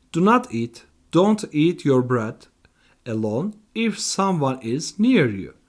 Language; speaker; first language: English; non-native, fluent; Turkish